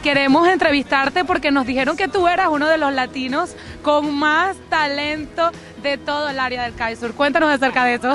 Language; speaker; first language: Spanish; native; Spanish